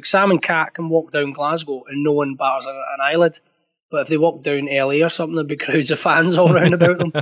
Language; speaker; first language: English; native; English